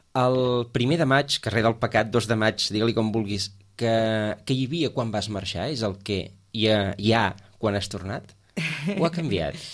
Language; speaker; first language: Catalan; native; Catalan